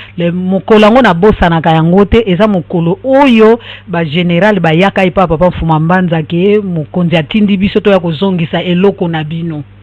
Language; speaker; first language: Lingala; non-native, local second language; Kongo